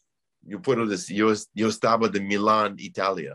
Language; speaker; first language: Spanish; non-native, learner; English